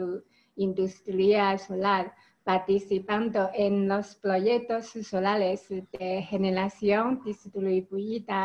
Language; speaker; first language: Spanish; non-native, learner; Chinese